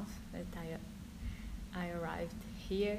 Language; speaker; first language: English; non-native, learner; Portuguese